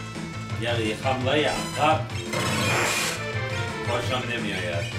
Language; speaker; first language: Persian; non-native, learner; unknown